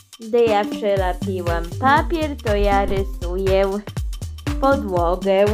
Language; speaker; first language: Polish; early bilingual, heritage; Polish